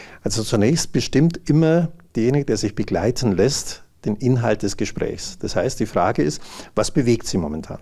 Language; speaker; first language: German; native; German